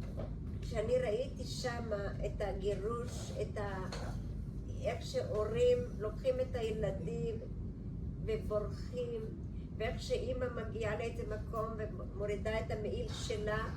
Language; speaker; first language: Hebrew; early bilingual, other home language; Bulgarian